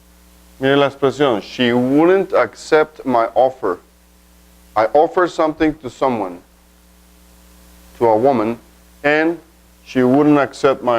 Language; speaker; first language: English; non-native, fluent; Spanish